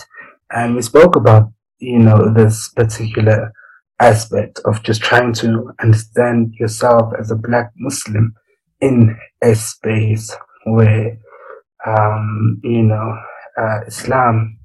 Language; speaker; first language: English; non-native, local second language; Zulu